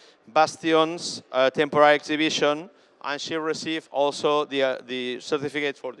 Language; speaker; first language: English; non-native, fluent; Catalan